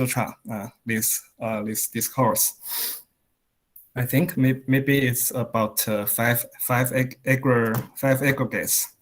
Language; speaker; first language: English; non-native, learner; Chinese